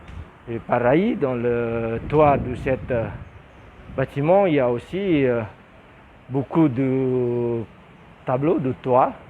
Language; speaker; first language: French; non-native, learner; Indonesian